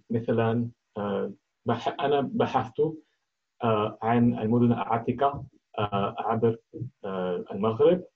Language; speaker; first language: Arabic; non-native, learner; English